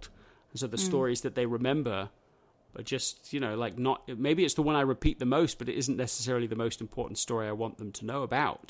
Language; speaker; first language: English; native; English